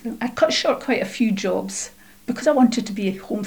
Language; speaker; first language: English; native; English